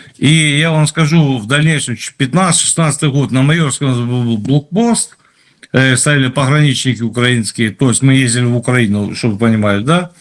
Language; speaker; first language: Russian; native; Russian